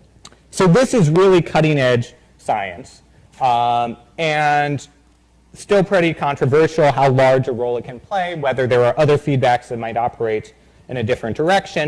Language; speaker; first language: English; native; English